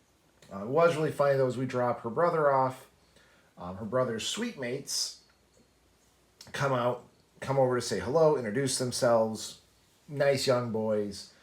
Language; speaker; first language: English; native; English